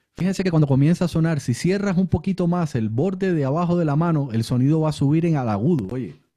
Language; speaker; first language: Spanish; native; Spanish